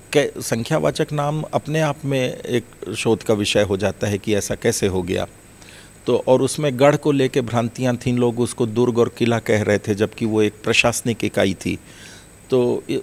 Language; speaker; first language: Hindi; native; Hindi